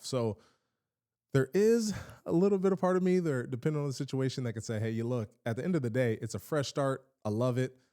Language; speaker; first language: English; native; English